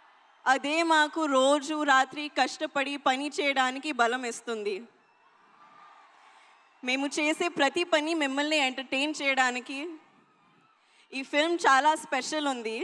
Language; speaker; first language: Telugu; non-native, learner; Hindi